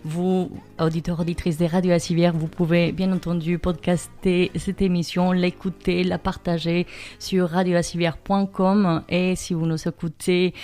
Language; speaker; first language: French; non-native, fluent; Spanish